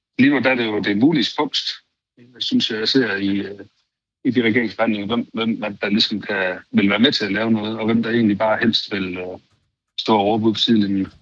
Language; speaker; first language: Danish; native; Danish